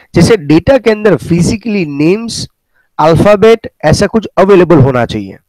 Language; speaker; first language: Hindi; native; Hindi